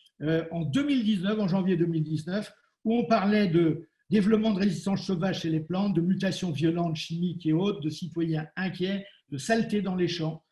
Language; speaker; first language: French; native; French